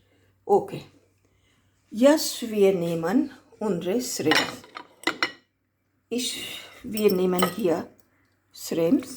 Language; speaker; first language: German; non-native, learner; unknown